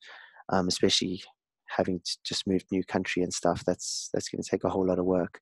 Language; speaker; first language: English; native; English